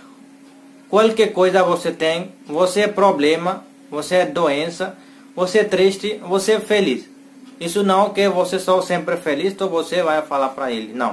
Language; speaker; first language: Portuguese; non-native, learner; Hindi